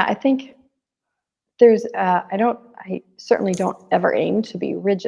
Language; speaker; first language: English; native; English